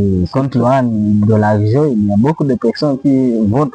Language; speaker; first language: French; non-native, learner; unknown